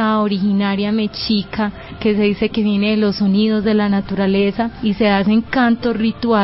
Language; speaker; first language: Spanish; native; Spanish